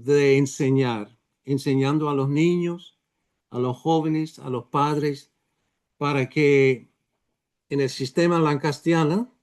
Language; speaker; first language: Spanish; non-native, fluent; Dutch